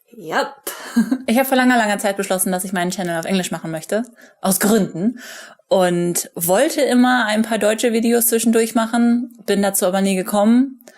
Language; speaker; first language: German; native; German